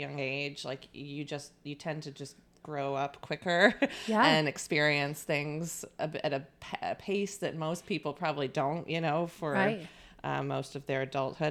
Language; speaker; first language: English; native; English